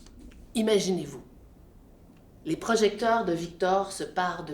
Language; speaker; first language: French; native; French